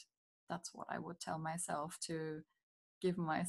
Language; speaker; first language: English; non-native, fluent; German